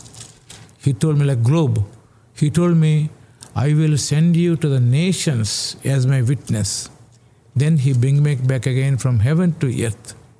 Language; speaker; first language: English; non-native, local second language; Telugu